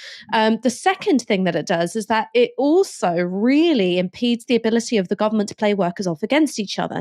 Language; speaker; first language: English; native; English